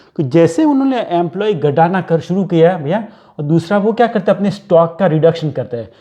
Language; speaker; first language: Hindi; non-native, local second language; Gujarati